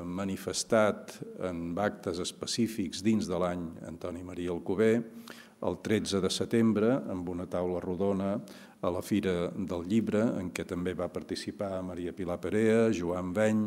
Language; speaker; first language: Catalan; native; Catalan